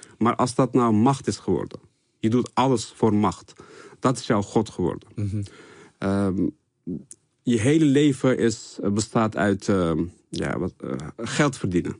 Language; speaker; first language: Dutch; early bilingual, other home language; Turkish